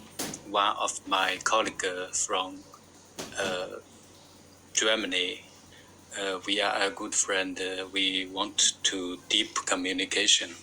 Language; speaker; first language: English; non-native, learner; Chinese